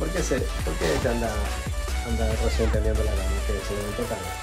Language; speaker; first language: Spanish; native; Spanish